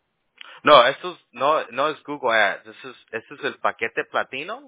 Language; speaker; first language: Spanish; early bilingual, heritage; Spanish